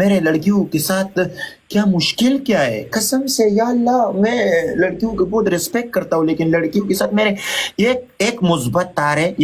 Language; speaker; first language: Hindi; non-native, learner; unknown